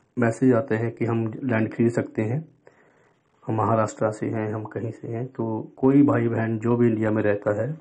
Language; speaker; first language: Hindi; non-native, local second language; Punjabi